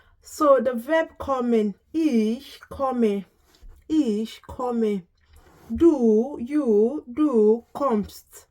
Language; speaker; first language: German; non-native, fluent; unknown